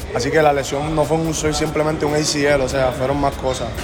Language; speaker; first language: Spanish; native; Spanish